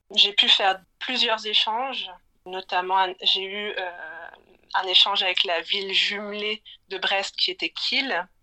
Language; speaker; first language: French; native; French